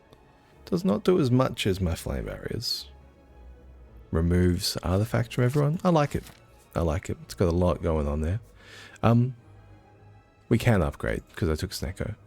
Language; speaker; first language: English; native; English